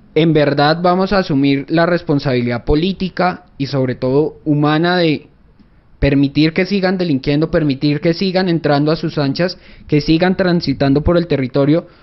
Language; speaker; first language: Spanish; native; Spanish